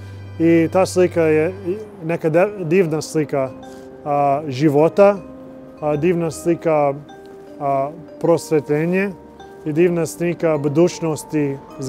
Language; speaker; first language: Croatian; non-native, learner; English